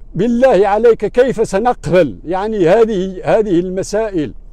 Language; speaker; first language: Arabic; non-native, local second language; Riffian